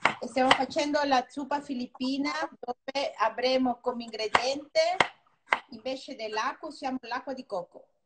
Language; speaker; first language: Italian; non-native, fluent; Spanish